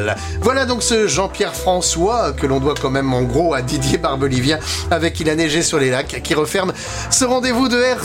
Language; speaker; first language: French; native; French